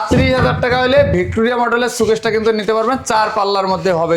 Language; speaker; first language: Bangla; native; Bangla